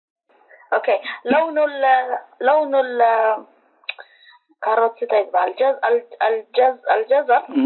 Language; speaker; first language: Arabic; non-native, learner; Tigrinya